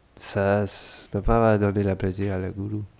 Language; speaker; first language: French; non-native, fluent; English